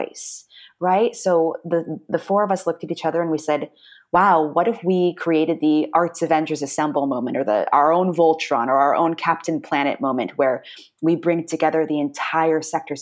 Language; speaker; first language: English; native; English